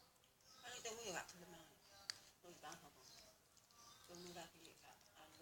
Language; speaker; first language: Indonesian; non-native, local second language; Javanese